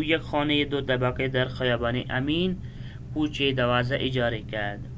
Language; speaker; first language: Persian; non-native, fluent; Urdu